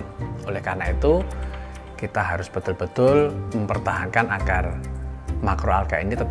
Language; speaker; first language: Indonesian; native; Indonesian